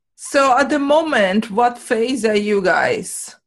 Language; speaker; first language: English; non-native, fluent; Portuguese